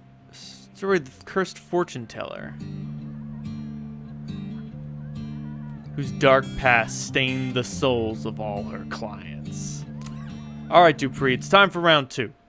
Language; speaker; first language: English; native; English